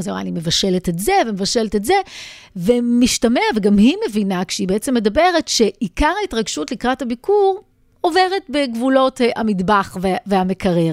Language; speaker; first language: Hebrew; native; Hebrew